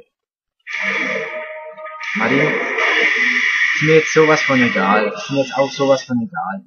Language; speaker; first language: German; native; German